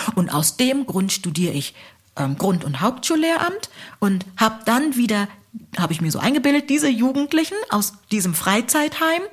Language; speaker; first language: German; early bilingual, other home language; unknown